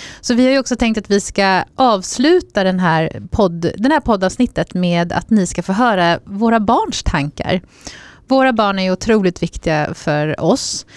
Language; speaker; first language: Swedish; native; Swedish